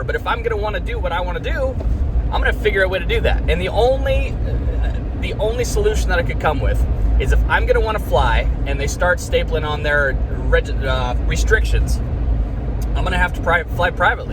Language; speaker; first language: English; native; English